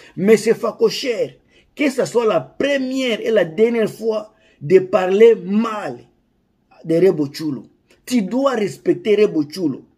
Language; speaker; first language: French; non-native, local second language; Lingala